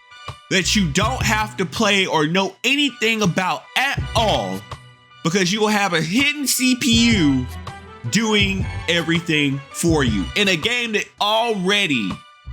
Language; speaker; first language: English; native; English